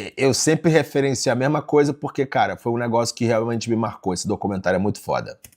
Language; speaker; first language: Portuguese; early bilingual, heritage; Portuguese